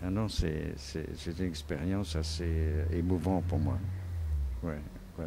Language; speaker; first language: French; non-native, fluent; English